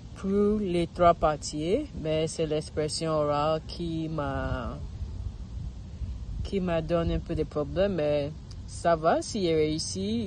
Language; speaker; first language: French; non-native, learner; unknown